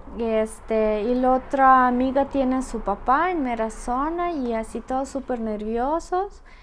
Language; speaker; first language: Spanish; non-native, fluent; Russian